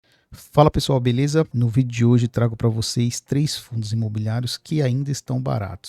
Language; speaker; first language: Portuguese; native; Portuguese